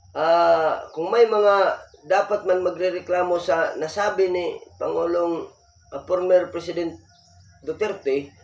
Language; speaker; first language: Filipino; non-native, local second language; Cebuano